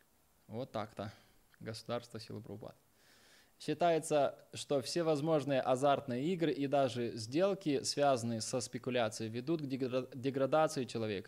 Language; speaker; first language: Russian; native; Russian